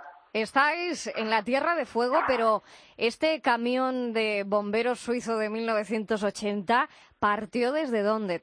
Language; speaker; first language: Spanish; native; Spanish